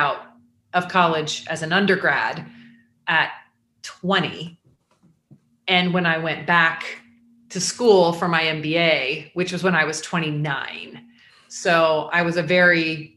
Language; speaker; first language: English; native; English